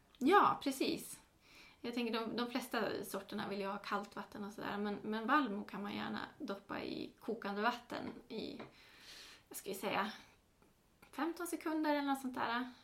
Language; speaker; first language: Swedish; native; Swedish